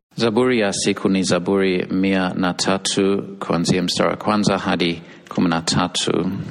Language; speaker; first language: Swahili; non-native, fluent; English